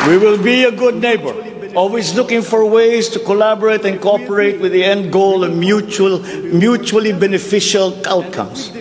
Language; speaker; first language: English; non-native, local second language; Filipino